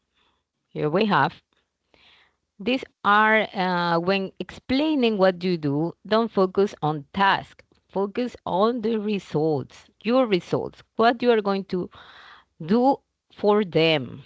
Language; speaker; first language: English; non-native, fluent; Spanish